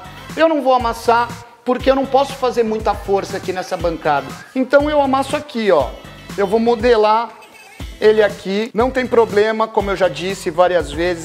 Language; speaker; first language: Portuguese; native; Portuguese